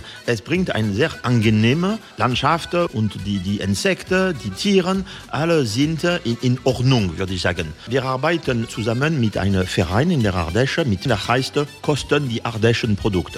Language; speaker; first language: German; non-native, learner; French